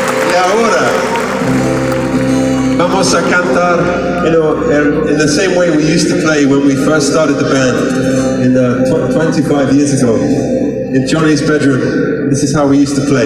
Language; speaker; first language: English; native; English